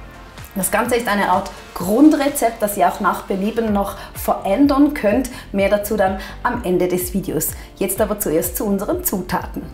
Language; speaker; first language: German; native; German